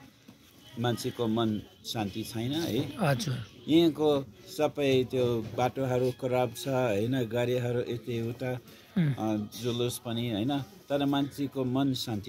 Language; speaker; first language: Nepali; non-native, fluent; English